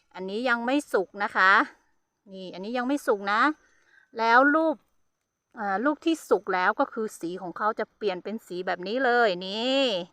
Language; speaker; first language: Thai; non-native, local second language; Hmong